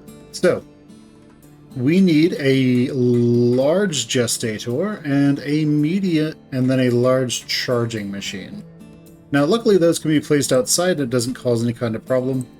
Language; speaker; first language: English; native; English